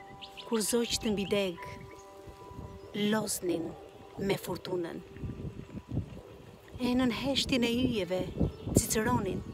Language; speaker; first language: Albanian; native; Albanian